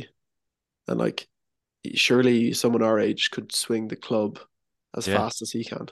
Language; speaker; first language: English; native; English